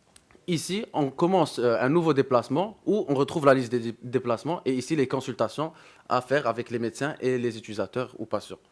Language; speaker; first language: French; non-native, local second language; Arabic